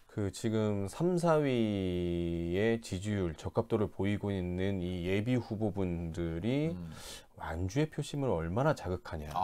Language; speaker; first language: Korean; native; Korean